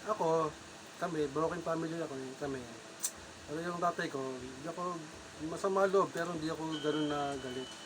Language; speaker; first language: Filipino; native; Filipino